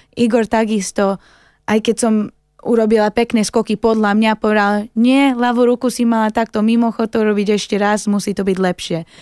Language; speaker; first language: Slovak; early bilingual, heritage; Slovak